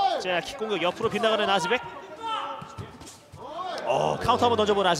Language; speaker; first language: Korean; native; Korean